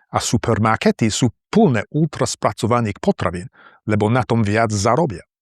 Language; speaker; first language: Slovak; non-native, learner; English